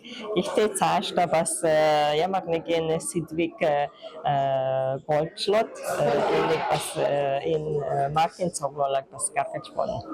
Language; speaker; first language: Mongolian; non-native, fluent; Hungarian